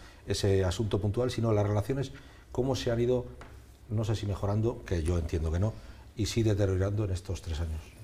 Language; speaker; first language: Spanish; native; Spanish